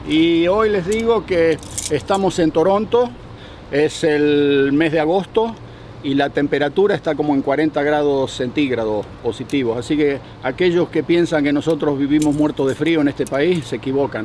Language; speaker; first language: Spanish; native; Spanish